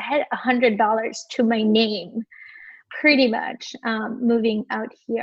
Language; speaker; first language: English; non-native, local second language; Filipino